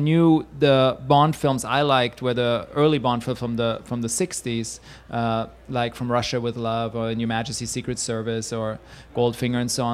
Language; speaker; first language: English; non-native, fluent; Swiss German